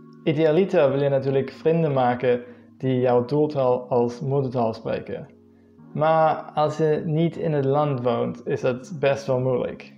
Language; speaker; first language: Dutch; non-native, fluent; English